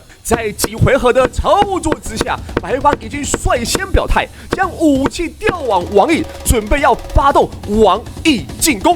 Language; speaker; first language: Chinese; native; Chinese